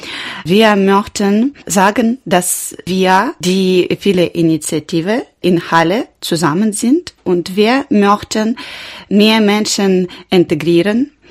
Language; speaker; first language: German; non-native, learner; Ukrainian